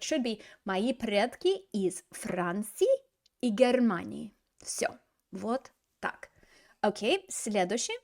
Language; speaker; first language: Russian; non-native, fluent; English